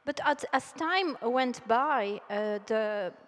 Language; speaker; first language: English; non-native, fluent; Polish